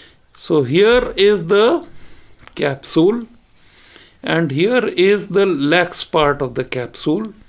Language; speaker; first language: English; non-native, local second language; Hindi